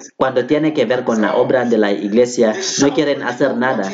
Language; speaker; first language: Spanish; non-native, fluent; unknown